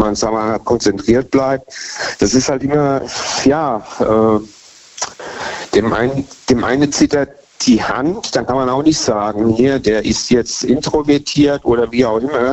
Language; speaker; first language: German; native; German